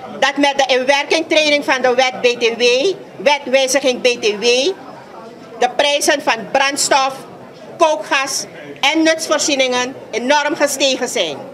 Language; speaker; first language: Dutch; native; Dutch